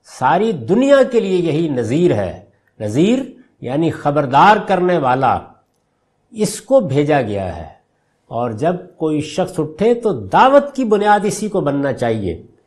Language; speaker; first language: Urdu; native; Urdu